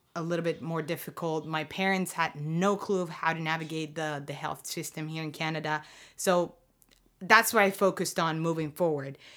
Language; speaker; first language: English; non-native, fluent; Spanish